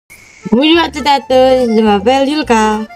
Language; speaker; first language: French; non-native, learner; Indonesian